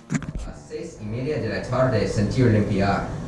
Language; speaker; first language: Spanish; non-native, learner; English